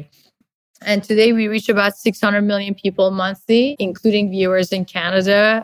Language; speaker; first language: English; non-native, fluent; Persian